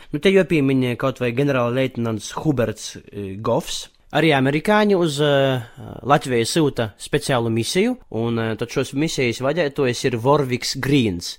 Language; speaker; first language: Latvian; native; Latvian